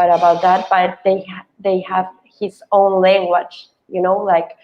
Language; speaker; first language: English; non-native, fluent; Spanish